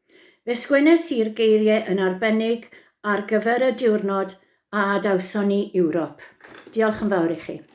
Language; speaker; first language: Welsh; native; Welsh